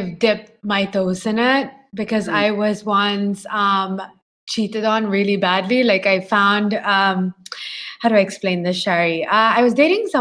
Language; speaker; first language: English; non-native, local second language; Filipino